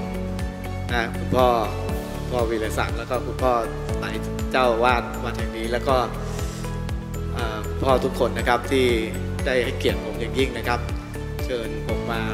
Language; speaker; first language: Thai; native; Thai